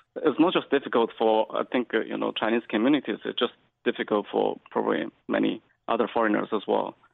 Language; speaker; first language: English; non-native, fluent; Chinese